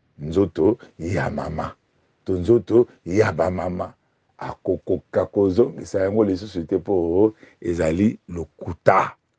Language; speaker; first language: Lingala; native; Lingala